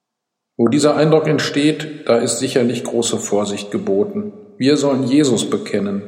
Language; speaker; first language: German; native; German